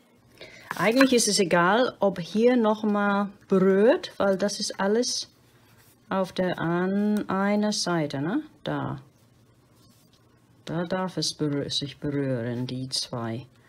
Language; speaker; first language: German; non-native, fluent; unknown